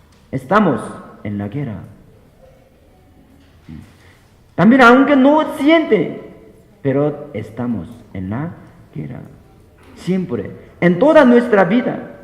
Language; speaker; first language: Spanish; non-native, fluent; Korean